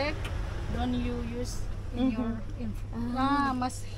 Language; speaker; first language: English; non-native, learner; Indonesian